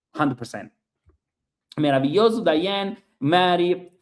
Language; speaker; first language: English; non-native, fluent; Italian